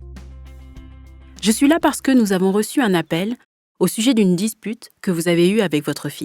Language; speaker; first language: French; native; French